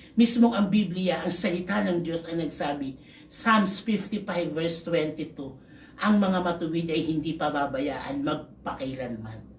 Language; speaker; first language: Filipino; native; Filipino